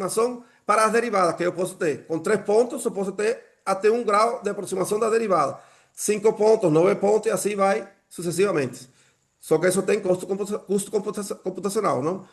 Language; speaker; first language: Portuguese; non-native, fluent; Spanish